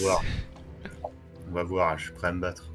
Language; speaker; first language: French; native; French